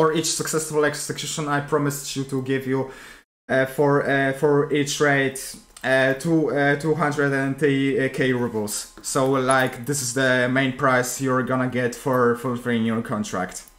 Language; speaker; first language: English; non-native, fluent; Polish